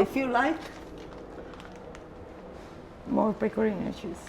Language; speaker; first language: English; non-native, learner; Italian